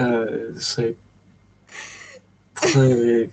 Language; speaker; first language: French; non-native, learner; English